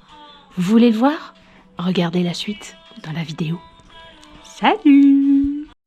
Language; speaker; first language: French; native; French